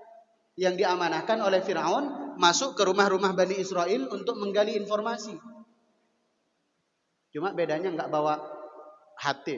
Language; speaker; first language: Indonesian; native; Indonesian